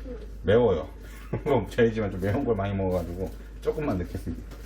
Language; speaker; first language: Korean; native; Korean